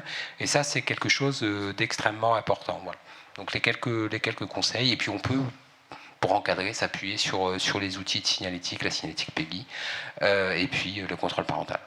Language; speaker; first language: French; native; French